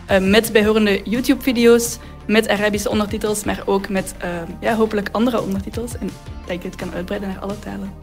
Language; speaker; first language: Dutch; native; Dutch